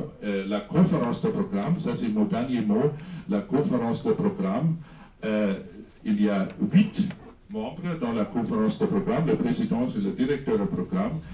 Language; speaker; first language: French; non-native, fluent; German